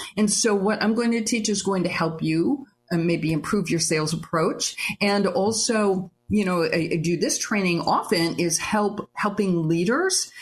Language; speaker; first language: English; native; English